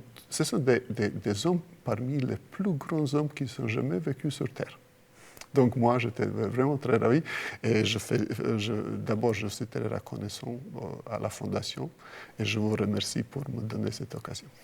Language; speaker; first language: French; non-native, fluent; Croatian